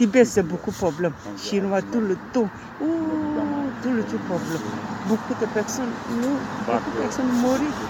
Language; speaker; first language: French; non-native, learner; Tibetan